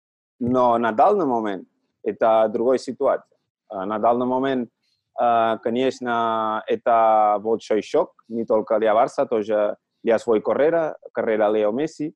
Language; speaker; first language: Russian; non-native, learner; Catalan